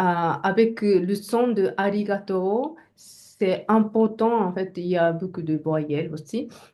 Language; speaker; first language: French; non-native, learner; Japanese